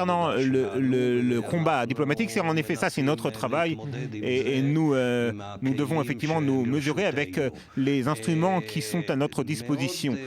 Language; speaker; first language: French; non-native, fluent; Hebrew